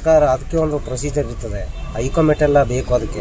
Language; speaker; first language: Kannada; native; Kannada